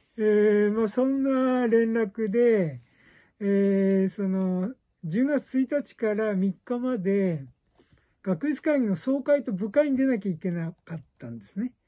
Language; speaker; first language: Japanese; native; Japanese